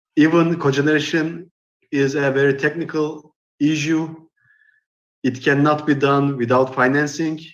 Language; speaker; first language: English; non-native, fluent; Turkish